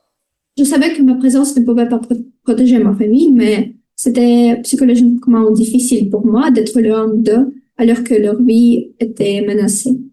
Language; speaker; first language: French; non-native, fluent; Ukrainian